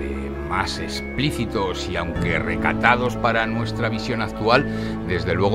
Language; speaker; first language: Spanish; native; Spanish